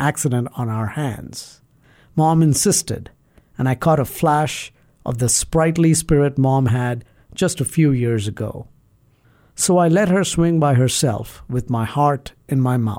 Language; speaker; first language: English; non-native, local second language; Malayalam